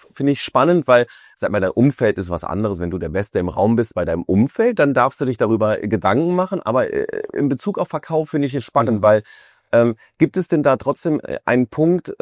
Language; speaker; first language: German; native; German